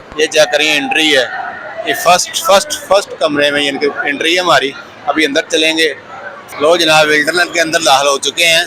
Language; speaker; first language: Urdu; non-native, local second language; Punjabi